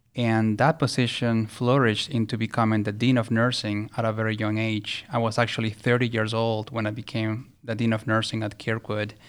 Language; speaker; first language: English; early bilingual, other home language; Spanish